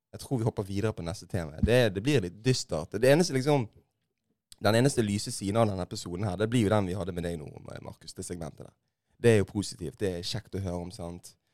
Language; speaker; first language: Norwegian; native; Norwegian